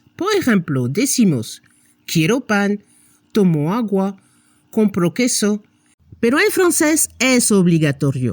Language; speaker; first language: Spanish; non-native, fluent; French